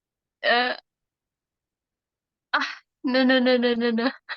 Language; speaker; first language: English; non-native, learner; Indonesian